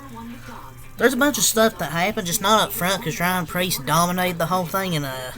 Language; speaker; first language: English; native; English